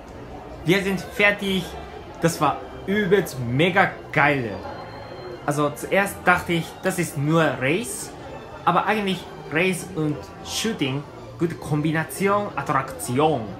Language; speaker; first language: German; non-native, learner; Japanese